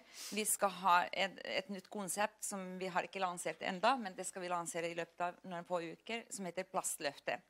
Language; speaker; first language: Norwegian; non-native, fluent; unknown